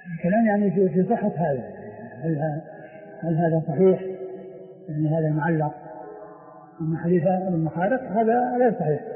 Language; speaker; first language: Arabic; native; Arabic